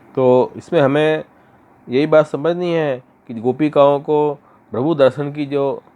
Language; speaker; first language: Hindi; non-native, local second language; Gujarati